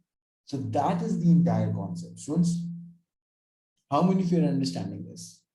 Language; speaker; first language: English; non-native, local second language; Urdu